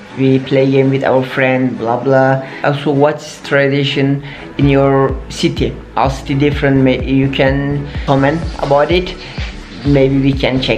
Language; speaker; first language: English; non-native, learner; Turkish